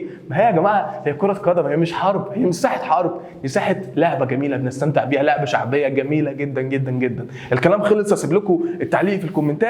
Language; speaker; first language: Arabic; native; Arabic